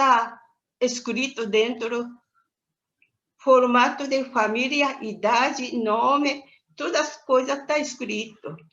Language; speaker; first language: Portuguese; non-native, learner; Japanese